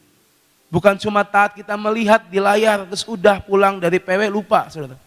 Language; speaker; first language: Indonesian; native; Indonesian